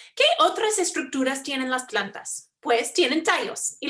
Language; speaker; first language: Spanish; non-native, fluent; English